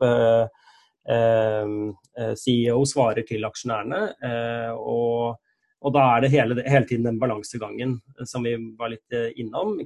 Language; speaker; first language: Norwegian; native; Norwegian